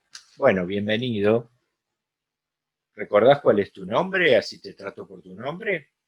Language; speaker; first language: Spanish; native; Spanish